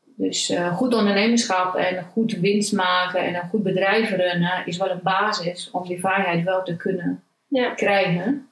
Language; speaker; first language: Dutch; non-native, fluent; Romanian